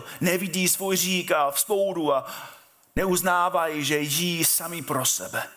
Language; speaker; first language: Czech; non-native, fluent; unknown